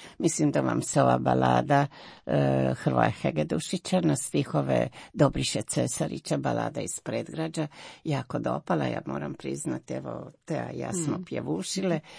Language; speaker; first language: Croatian; native; Croatian